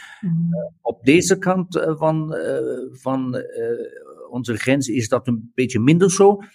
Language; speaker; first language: Dutch; non-native, learner; German